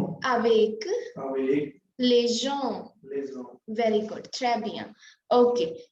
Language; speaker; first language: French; non-native, fluent; Hindi